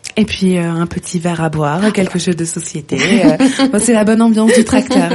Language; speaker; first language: French; native; French